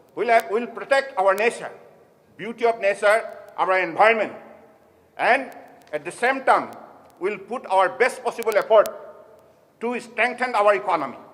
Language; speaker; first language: English; non-native, local second language; Assamese